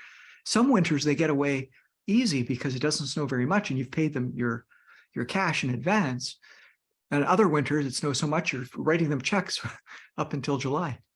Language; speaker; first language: English; native; English